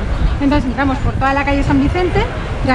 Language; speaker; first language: Spanish; native; Spanish